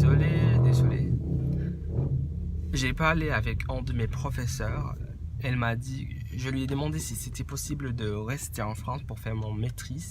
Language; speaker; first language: French; non-native, fluent; English